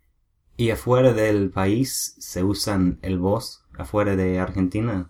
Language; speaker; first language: Spanish; non-native, learner; English